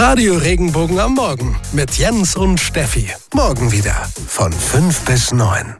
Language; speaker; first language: German; native; German